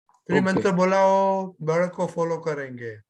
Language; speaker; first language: Hindi; non-native, local second language; Gujarati